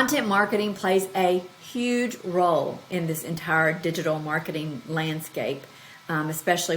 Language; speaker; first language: English; native; English